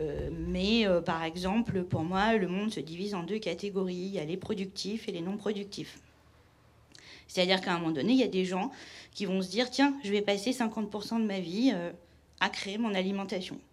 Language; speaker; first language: French; native; French